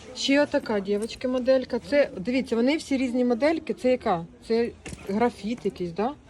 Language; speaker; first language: Ukrainian; native; Ukrainian